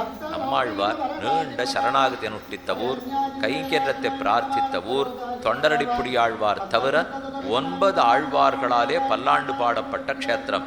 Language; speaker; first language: Tamil; native; Tamil